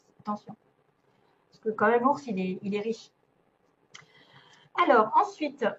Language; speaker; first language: French; native; French